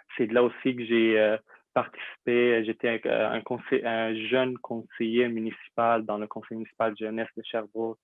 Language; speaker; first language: French; non-native, fluent; Arabic